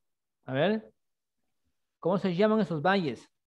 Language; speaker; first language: Spanish; native; Spanish